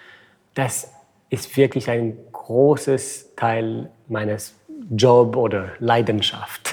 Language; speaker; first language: German; non-native, fluent; French